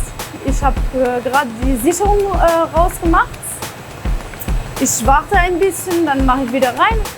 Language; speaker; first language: German; non-native, fluent; French